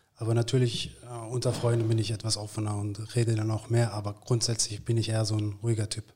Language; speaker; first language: German; early bilingual, other home language; Turkish